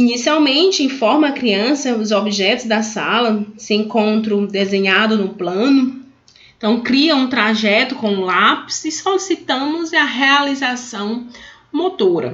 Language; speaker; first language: Portuguese; native; Portuguese